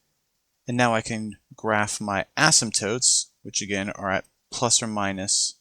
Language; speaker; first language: English; native; English